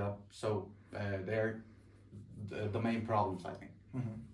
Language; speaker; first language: English; non-native, fluent; Turkish